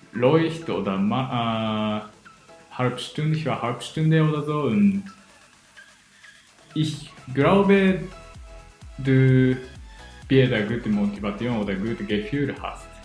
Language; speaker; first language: German; non-native, learner; Japanese